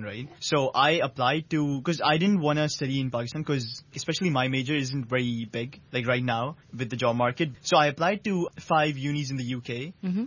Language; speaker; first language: English; non-native, local second language; Urdu